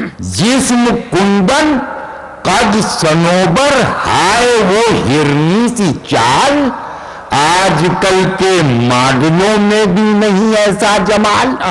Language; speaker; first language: Urdu; native; Urdu